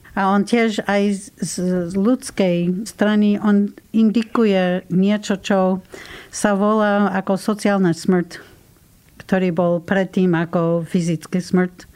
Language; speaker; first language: Slovak; non-native, fluent; English